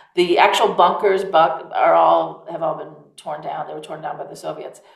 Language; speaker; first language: English; native; English